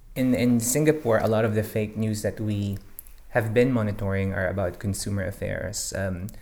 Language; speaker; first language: English; non-native, local second language; Filipino